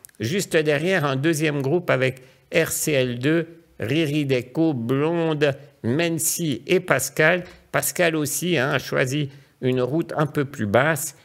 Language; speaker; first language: French; native; French